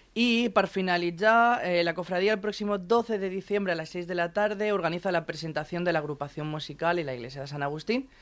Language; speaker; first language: Spanish; non-native, local second language; Catalan